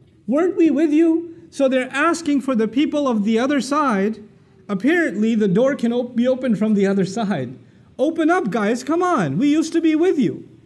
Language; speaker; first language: English; native; English